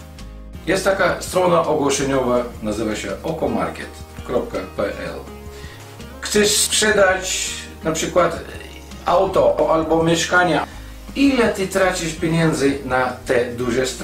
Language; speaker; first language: Polish; non-native, fluent; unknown